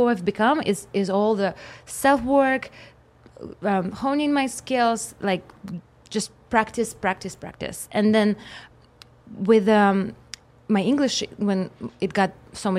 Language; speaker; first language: English; non-native, fluent; Russian